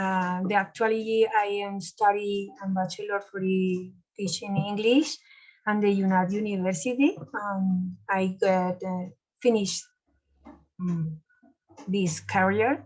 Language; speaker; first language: English; non-native, learner; Spanish